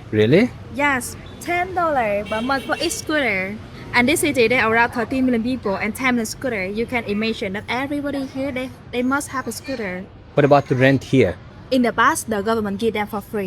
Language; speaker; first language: English; non-native, fluent; Vietnamese